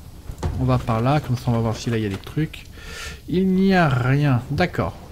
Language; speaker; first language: French; native; French